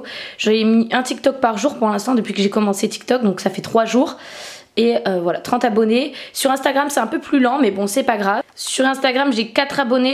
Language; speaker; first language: French; native; French